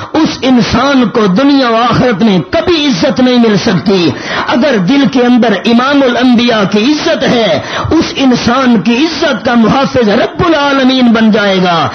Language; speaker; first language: Urdu; non-native, local second language; Punjabi